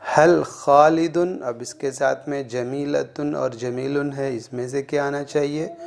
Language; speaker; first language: Urdu; native; Urdu